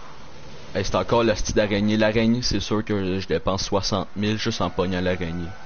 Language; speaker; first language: French; native; French